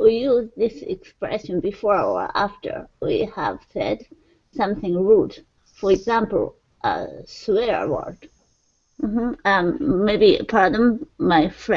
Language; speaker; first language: English; non-native, learner; Japanese